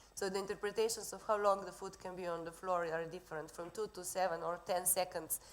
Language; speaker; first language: English; non-native, fluent; Slovenian